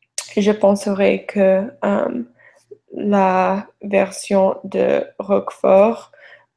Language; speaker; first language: French; non-native, learner; English